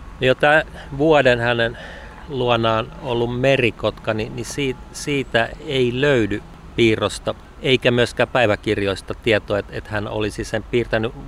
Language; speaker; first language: Finnish; native; Finnish